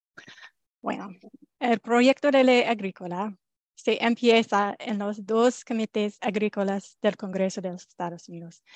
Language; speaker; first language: Spanish; non-native, fluent; English